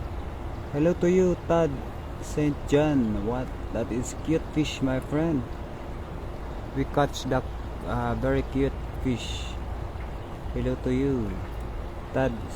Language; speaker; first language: English; non-native, local second language; Filipino